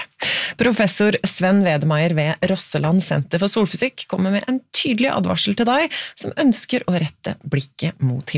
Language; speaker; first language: Norwegian; native; Norwegian